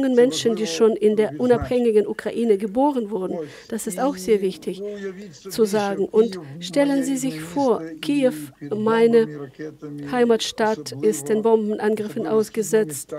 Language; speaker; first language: German; non-native, fluent; Ukrainian